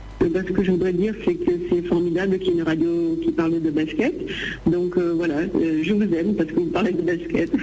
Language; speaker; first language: French; native; French